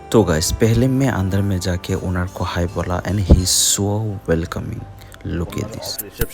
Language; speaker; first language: Hindi; non-native, local second language; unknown